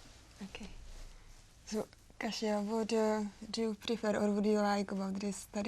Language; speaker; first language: English; non-native, learner; Czech